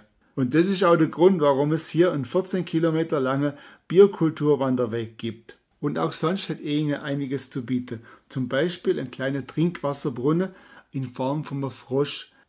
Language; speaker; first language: German; native; German